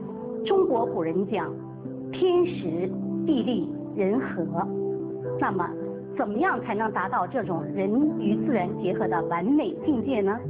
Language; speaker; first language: Chinese; native; Chinese